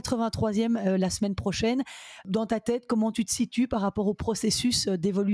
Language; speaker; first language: French; native; French